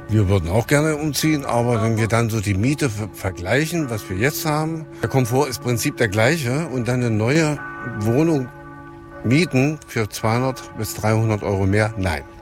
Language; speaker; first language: German; native; German